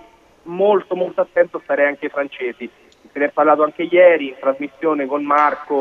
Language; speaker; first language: Italian; native; Italian